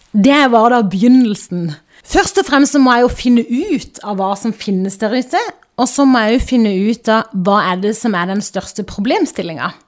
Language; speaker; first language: Norwegian; native; Norwegian